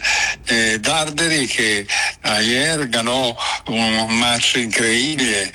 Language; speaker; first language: Spanish; non-native, fluent; Italian